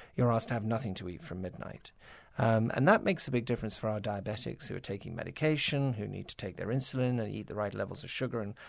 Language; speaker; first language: English; native; English